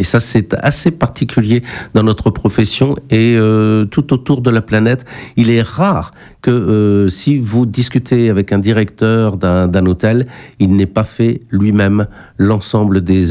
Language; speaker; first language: French; native; French